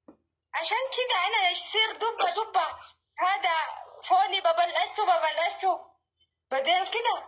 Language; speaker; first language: Arabic; non-native, learner; Oromo